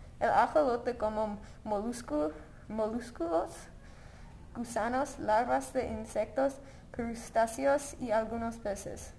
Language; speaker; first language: Spanish; non-native, learner; English